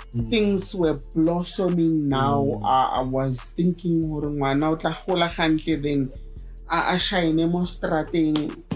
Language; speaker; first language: English; non-native, local second language; Southern Sotho